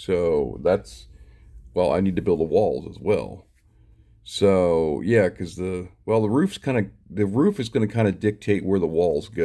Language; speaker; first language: English; native; English